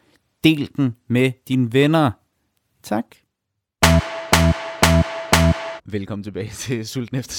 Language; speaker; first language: Danish; native; Danish